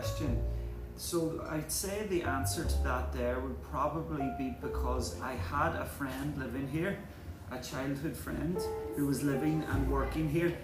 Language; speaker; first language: English; native; English